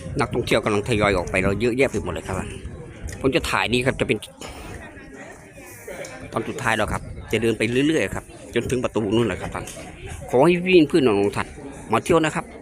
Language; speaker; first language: Thai; native; Thai